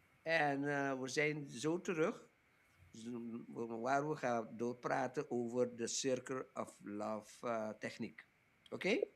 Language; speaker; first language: Dutch; non-native, local second language; Papiamento